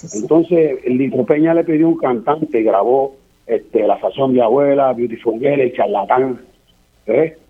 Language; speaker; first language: Spanish; native; Spanish